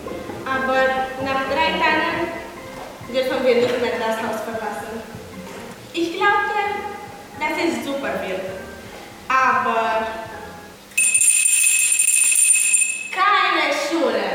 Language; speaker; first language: German; non-native, local second language; Romanian